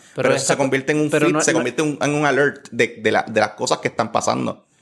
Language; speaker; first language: Spanish; native; Spanish